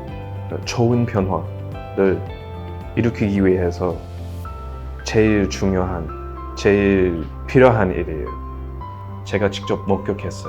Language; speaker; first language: Korean; non-native, fluent; English